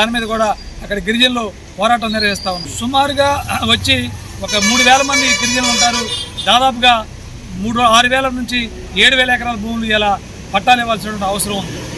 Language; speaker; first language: Telugu; native; Telugu